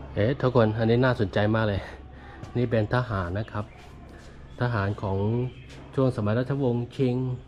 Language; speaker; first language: Thai; non-native, fluent; Chinese